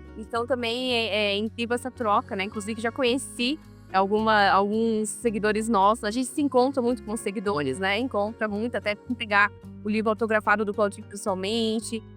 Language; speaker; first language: Portuguese; native; Portuguese